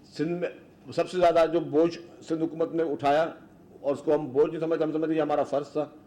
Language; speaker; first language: Urdu; non-native, local second language; Sindhi